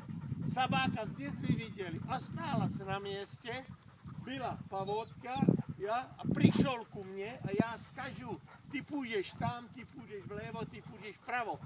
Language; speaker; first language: Russian; non-native, learner; Czech